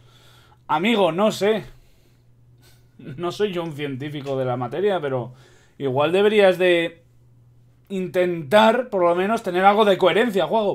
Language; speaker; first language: Spanish; native; Spanish